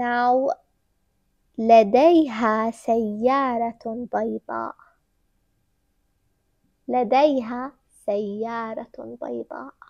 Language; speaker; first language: Arabic; non-native, fluent; English